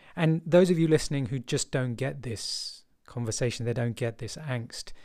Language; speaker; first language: English; early bilingual, other home language; Hindi